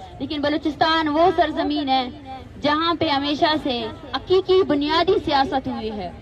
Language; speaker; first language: Urdu; non-native, local second language; Baluchi